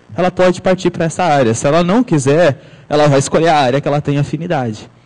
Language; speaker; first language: Portuguese; native; Portuguese